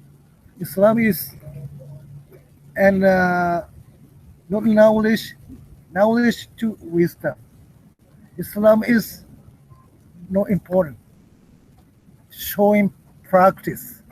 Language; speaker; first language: English; non-native, learner; Japanese